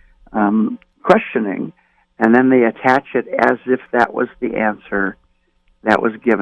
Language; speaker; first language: English; native; English